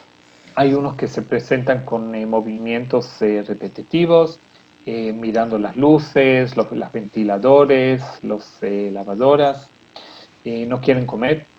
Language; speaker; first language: Spanish; non-native, fluent; Hebrew